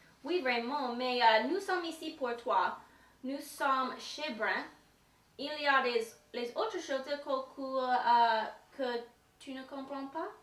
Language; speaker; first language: French; non-native, learner; English